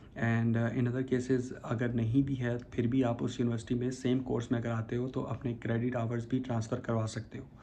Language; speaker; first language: Urdu; native; Urdu